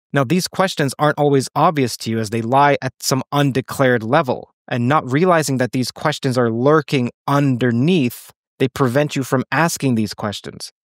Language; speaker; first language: English; native; English